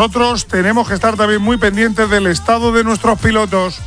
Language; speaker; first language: Spanish; native; Spanish